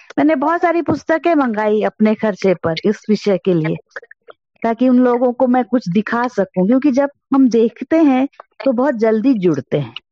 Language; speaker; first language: Hindi; non-native, local second language; Kannada